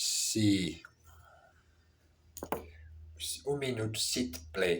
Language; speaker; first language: French; non-native, learner; Portuguese